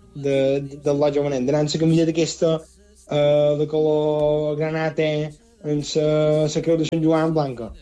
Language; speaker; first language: Catalan; native; Catalan